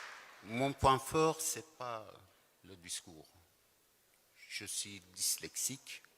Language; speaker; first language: French; non-native, fluent; Persian